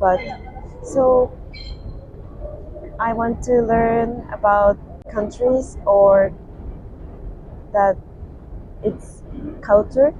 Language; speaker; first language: English; non-native, learner; Japanese